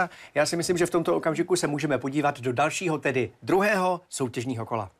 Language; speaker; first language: Czech; native; Czech